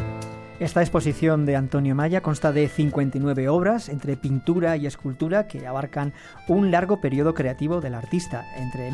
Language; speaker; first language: Spanish; native; Spanish